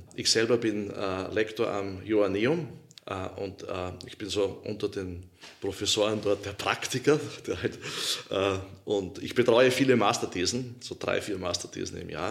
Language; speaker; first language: German; native; German